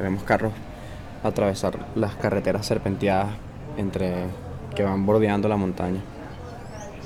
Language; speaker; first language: Spanish; native; Spanish